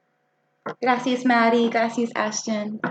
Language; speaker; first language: Spanish; non-native, fluent; English